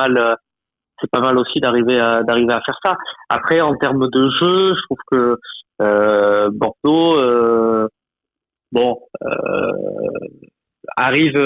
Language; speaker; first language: French; native; French